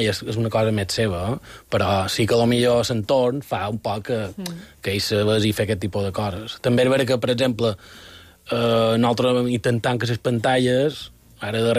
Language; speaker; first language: Catalan; native; Catalan